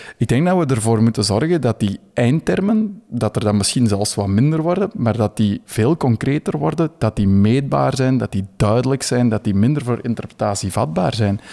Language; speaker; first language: Dutch; native; Dutch